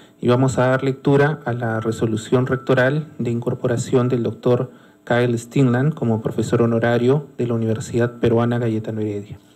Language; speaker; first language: Spanish; native; Spanish